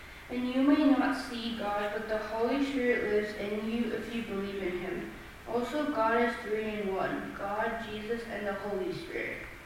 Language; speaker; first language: English; non-native, fluent; Chinese